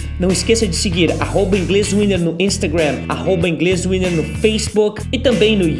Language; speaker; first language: Portuguese; native; Portuguese